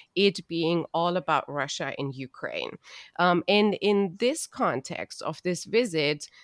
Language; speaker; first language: English; non-native, fluent; German